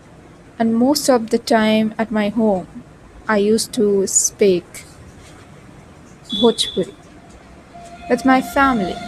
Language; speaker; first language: English; non-native, learner; Bhojpuri